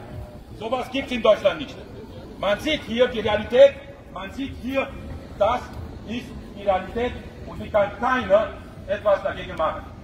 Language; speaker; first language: German; non-native, fluent; Romanian